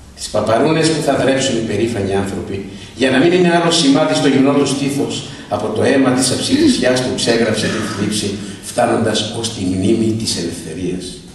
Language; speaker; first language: Greek; native; Greek